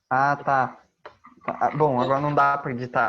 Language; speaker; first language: Portuguese; native; Portuguese